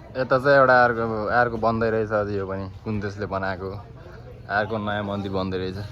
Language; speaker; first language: Nepali; non-native, local second language; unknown